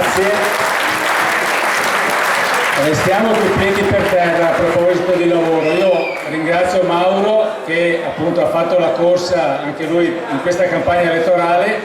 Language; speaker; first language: Italian; native; Italian